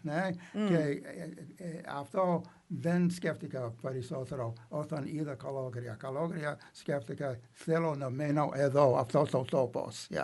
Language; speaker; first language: Greek; non-native, learner; English